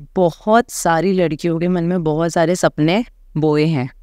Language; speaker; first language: Hindi; native; Hindi